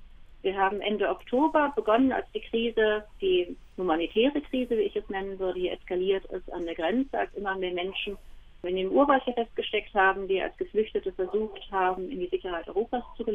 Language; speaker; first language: German; native; German